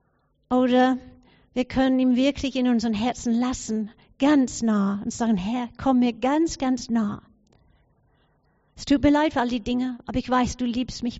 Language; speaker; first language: German; non-native, fluent; English